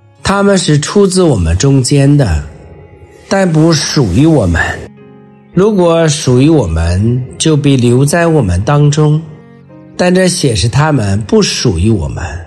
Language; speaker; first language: Chinese; native; Chinese